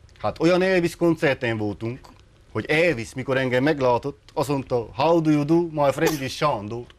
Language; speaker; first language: Hungarian; native; Hungarian